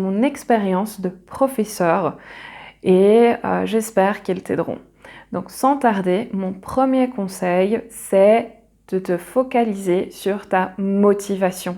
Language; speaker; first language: French; native; French